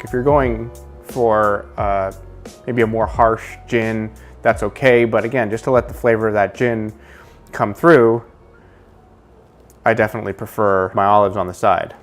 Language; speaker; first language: English; native; English